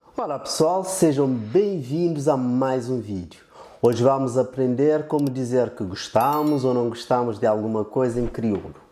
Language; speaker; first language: Portuguese; non-native, local second language; Kabuverdianu